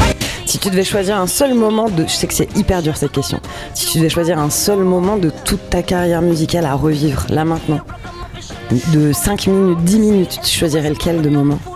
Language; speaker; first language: French; native; French